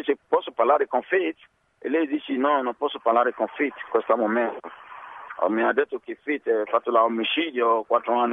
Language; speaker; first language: Italian; non-native, learner; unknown